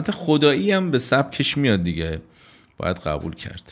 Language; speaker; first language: Persian; native; Persian